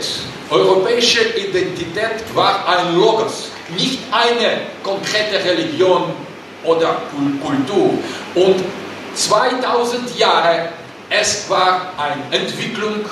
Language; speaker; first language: German; non-native, learner; Russian